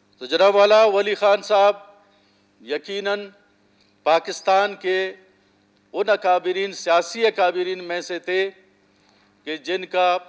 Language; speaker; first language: Urdu; non-native, local second language; Baluchi